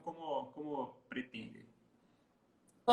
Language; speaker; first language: Spanish; non-native, learner; Portuguese